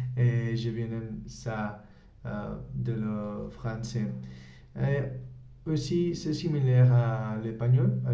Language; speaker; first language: French; non-native, learner; Spanish